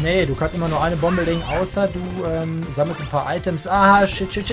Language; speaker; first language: German; native; German